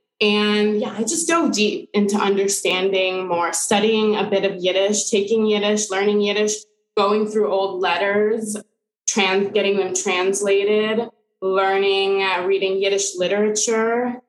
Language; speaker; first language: English; early bilingual, other home language; Spanish